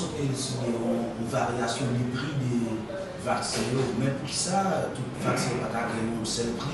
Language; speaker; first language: French; non-native, local second language; Haitian Creole